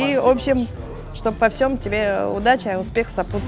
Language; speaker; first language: Russian; native; Russian